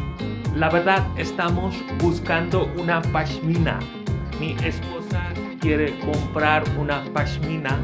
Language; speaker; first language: Spanish; non-native, fluent; Hindi